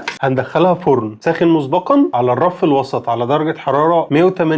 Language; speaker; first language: Arabic; native; Arabic